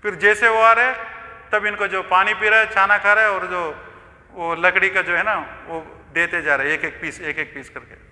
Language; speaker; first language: Hindi; non-native, local second language; Telugu